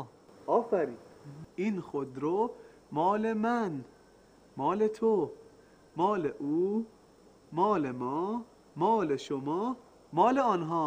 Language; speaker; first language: Persian; non-native, fluent; Arabic